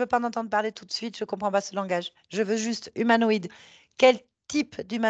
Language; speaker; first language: French; native; French